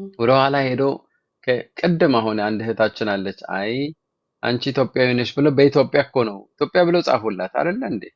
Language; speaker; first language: Amharic; native; Amharic